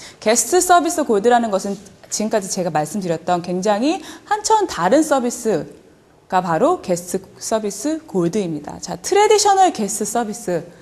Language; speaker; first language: Korean; early bilingual, heritage; Korean